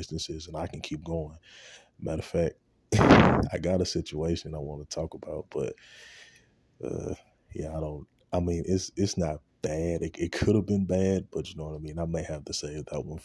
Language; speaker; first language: English; native; English